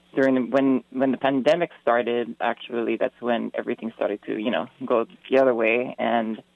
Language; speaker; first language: English; native; English